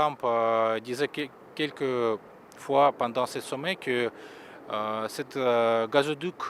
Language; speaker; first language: French; non-native, fluent; Russian